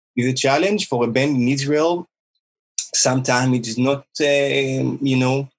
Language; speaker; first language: English; non-native, fluent; Hebrew